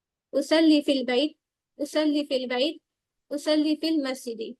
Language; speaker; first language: Arabic; non-native, learner; Urdu